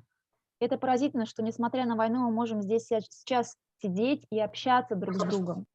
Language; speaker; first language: Russian; native; Russian